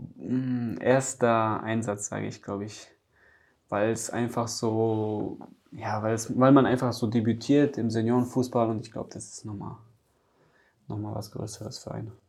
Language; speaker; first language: German; early bilingual, other home language; Polish